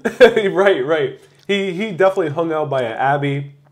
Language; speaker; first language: English; native; English